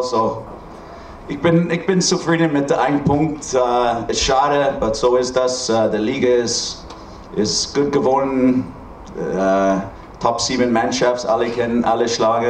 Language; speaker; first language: German; non-native, learner; English